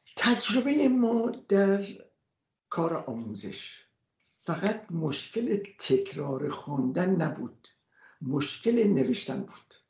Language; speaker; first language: Persian; non-native, local second language; Kurdish